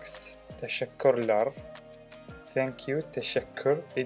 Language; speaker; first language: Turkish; non-native, learner; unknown